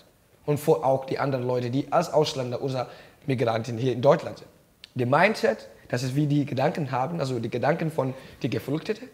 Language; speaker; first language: German; non-native, learner; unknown